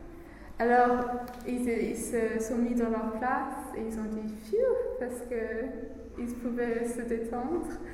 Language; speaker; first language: French; non-native, learner; English